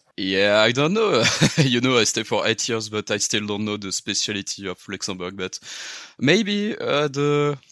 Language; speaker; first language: English; non-native, learner; French